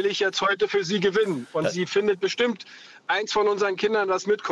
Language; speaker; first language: German; non-native, fluent; Greek